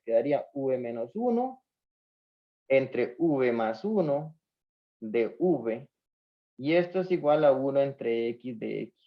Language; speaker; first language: Spanish; native; Spanish